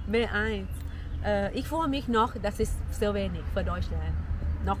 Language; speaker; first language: German; non-native, learner; Thai